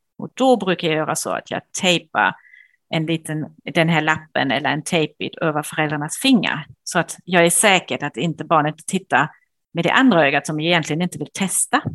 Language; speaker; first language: Swedish; non-native, fluent; German